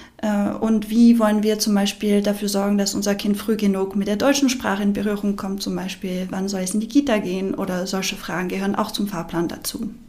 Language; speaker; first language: German; non-native, fluent; French